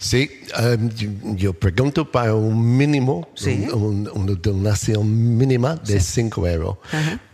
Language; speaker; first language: Spanish; non-native, learner; English